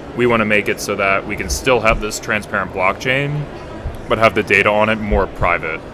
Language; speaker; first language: English; native; English